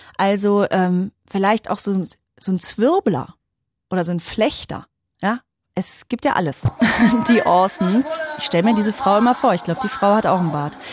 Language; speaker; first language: German; native; German